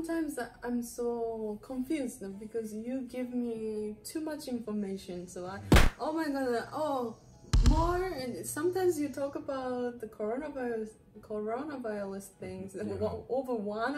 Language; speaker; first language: English; non-native, learner; Japanese